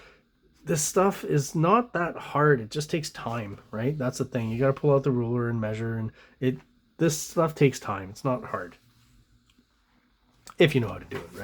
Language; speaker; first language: English; native; English